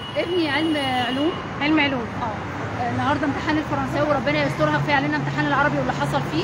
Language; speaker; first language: Arabic; native; Arabic